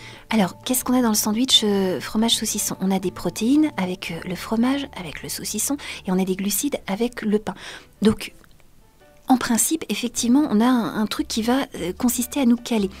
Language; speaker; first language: French; native; French